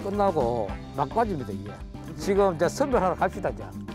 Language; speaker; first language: Korean; native; Korean